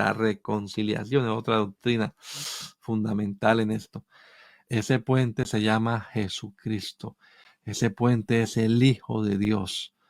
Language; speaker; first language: Spanish; native; Spanish